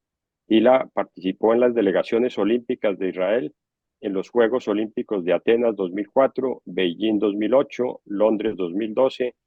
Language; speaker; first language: Spanish; native; Spanish